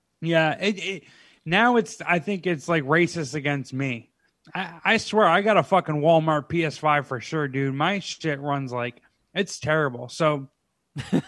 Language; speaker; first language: English; native; English